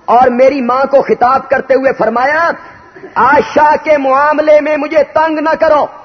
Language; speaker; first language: Urdu; non-native, local second language; Punjabi